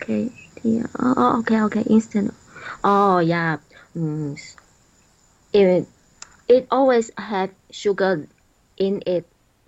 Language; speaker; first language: English; non-native, learner; Chinese